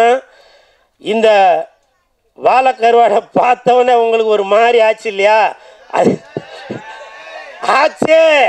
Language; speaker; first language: Tamil; native; Tamil